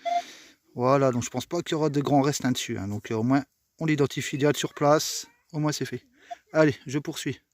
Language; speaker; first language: French; native; French